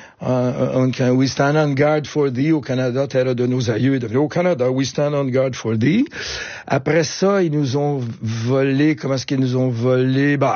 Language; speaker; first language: French; native; French